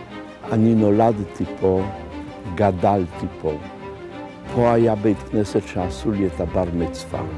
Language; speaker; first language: Hebrew; non-native, fluent; Polish